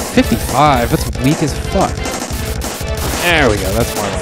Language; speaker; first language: English; native; English